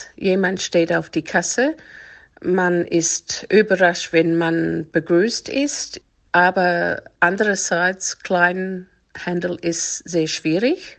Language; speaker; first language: German; non-native, fluent; English